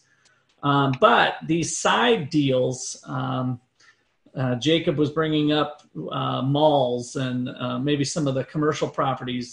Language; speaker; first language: English; native; English